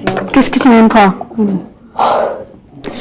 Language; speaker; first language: French; non-native, learner; English